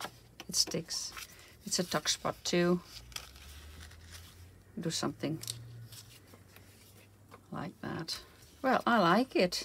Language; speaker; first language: English; non-native, fluent; Dutch